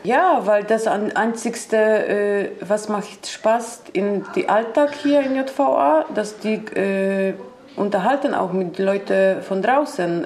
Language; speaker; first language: German; non-native, learner; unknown